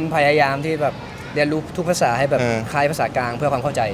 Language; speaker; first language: Thai; non-native, fluent; Italian